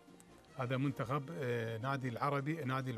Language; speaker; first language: Arabic; native; Arabic